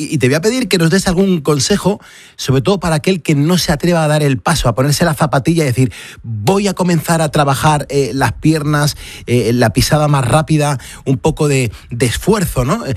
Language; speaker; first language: Spanish; native; Spanish